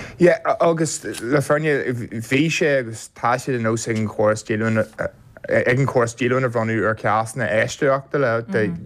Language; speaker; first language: Irish; native; Irish